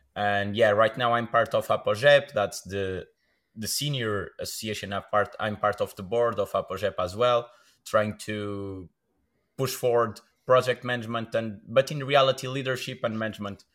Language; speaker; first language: English; non-native, fluent; Portuguese